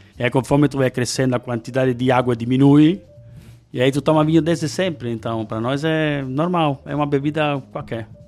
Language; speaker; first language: Portuguese; non-native, fluent; Italian